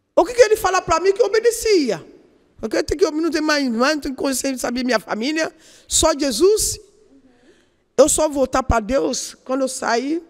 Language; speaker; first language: Portuguese; non-native, learner; Yoruba